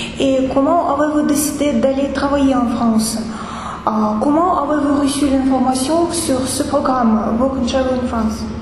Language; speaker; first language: French; non-native, fluent; Russian